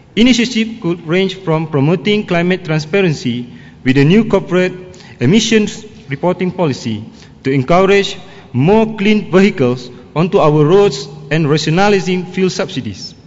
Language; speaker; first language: English; non-native, local second language; Malay